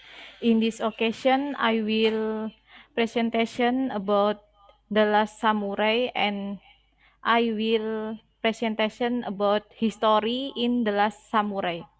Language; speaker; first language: English; non-native, learner; Indonesian